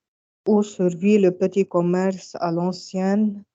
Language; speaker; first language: French; non-native, learner; Arabic